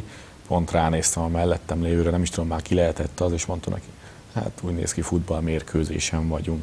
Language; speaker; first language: Hungarian; native; Hungarian